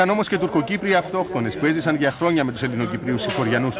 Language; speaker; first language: Greek; native; Greek